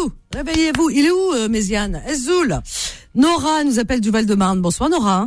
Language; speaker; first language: French; native; French